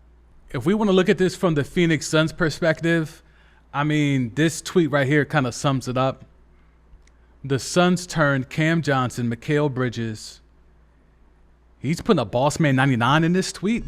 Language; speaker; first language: English; native; English